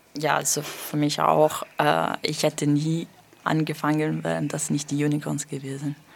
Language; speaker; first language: German; non-native, fluent; Italian